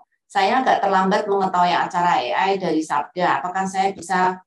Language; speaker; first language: Indonesian; native; Indonesian